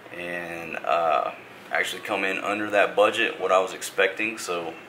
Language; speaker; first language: English; native; English